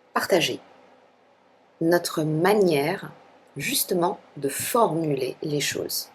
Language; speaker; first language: French; native; French